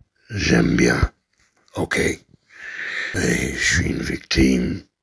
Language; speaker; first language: French; native; French